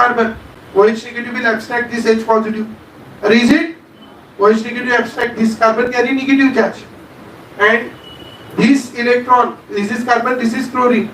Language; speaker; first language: English; non-native, local second language; Marathi